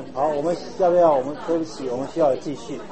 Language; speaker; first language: Chinese; native; Chinese